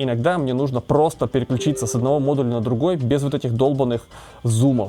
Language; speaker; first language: Russian; native; Russian